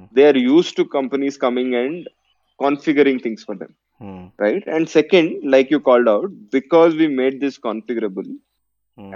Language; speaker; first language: English; non-native, local second language; Telugu